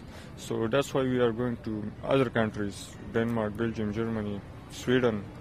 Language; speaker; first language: English; non-native, learner; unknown